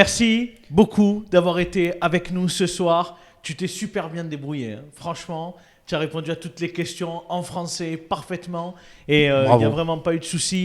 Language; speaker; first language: French; native; French